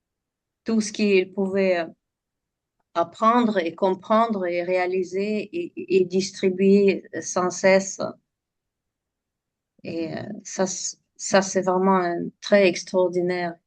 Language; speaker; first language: French; non-native, fluent; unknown